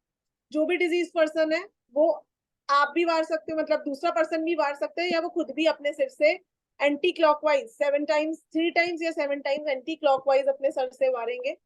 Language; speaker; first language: Hindi; native; Hindi